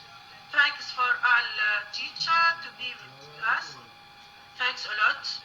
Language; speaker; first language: English; non-native, learner; Arabic